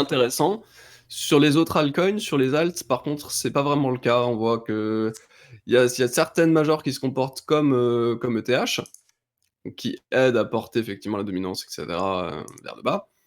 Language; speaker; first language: French; native; French